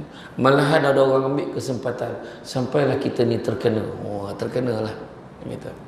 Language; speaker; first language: Malay; native; Malay